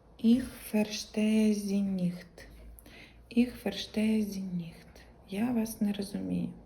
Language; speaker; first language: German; non-native, learner; Ukrainian